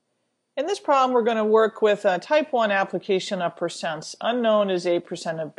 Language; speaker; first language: English; native; English